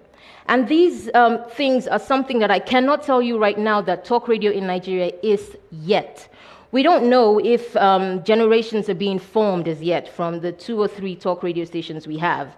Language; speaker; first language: English; non-native, local second language; Igbo